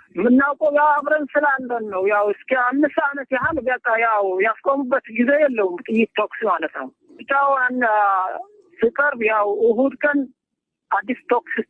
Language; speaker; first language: Amharic; non-native, local second language; Afar